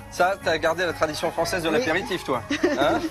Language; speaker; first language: French; native; French